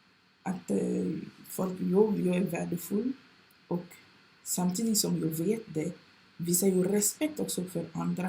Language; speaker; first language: Swedish; non-native, fluent; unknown